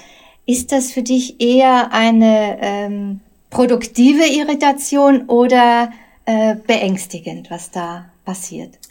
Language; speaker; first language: German; native; German